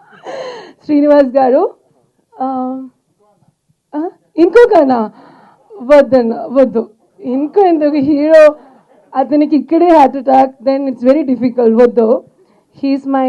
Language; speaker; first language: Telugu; non-native, fluent; Malayalam